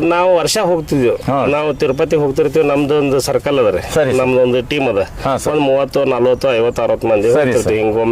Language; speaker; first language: Kannada; native; Kannada